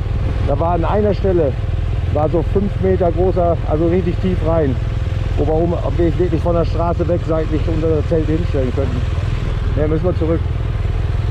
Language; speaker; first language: German; native; German